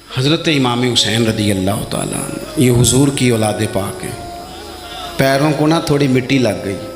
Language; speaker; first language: Urdu; non-native, local second language; Punjabi